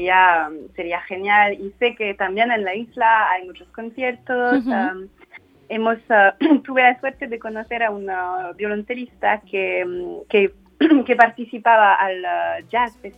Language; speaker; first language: Spanish; non-native, fluent; French